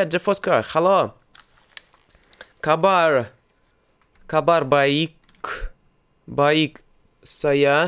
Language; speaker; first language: Indonesian; non-native, learner; Russian